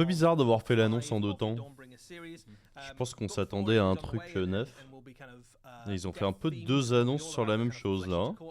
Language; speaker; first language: French; native; French